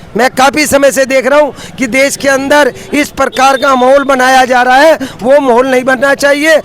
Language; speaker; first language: Hindi; native; Hindi